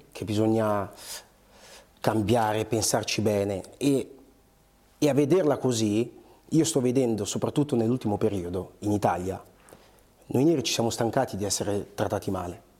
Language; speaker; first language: Italian; early bilingual, other home language; Portuguese